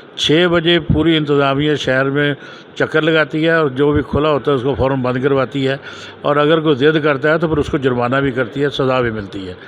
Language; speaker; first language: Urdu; non-native, local second language; Punjabi